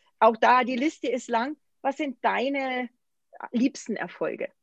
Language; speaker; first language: German; native; German